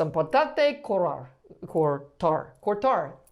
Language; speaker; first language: Spanish; non-native, learner; English